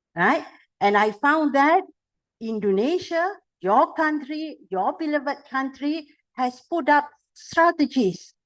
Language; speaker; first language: English; non-native, local second language; Malay